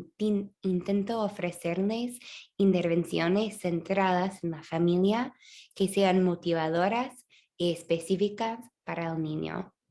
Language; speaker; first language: Spanish; non-native, fluent; English